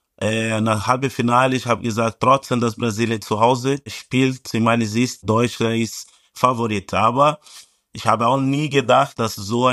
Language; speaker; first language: German; non-native, fluent; Portuguese